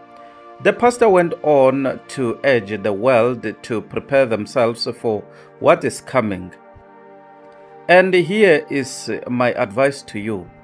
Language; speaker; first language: English; non-native, local second language; Tsonga